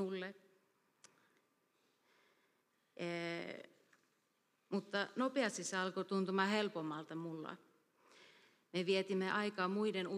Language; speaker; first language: Finnish; early bilingual, heritage; Finnish